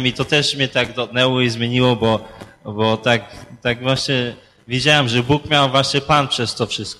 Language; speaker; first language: Polish; early bilingual, heritage; Polish